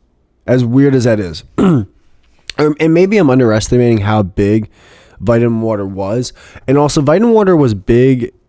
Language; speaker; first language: English; native; English